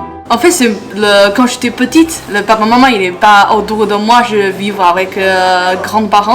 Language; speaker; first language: French; non-native, learner; Chinese